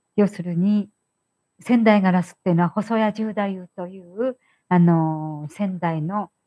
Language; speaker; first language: Japanese; native; Japanese